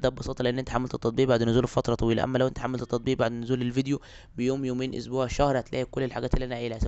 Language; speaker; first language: Arabic; native; Arabic